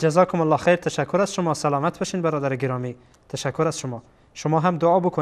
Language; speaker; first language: Persian; native; Persian